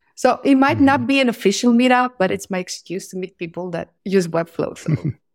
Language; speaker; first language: English; non-native, fluent; Greek